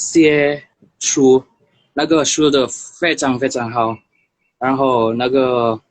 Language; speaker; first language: Chinese; non-native, learner; Indonesian